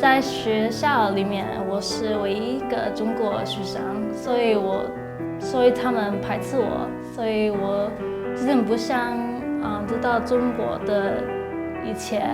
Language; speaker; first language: Chinese; early bilingual, heritage; Chinese